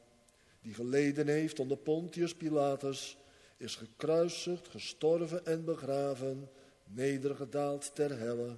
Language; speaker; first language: Dutch; native; Dutch